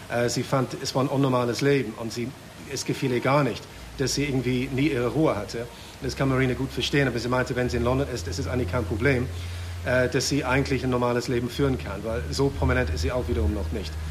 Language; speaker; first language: German; non-native, fluent; English